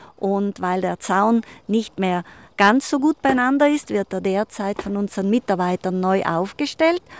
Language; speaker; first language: German; native; German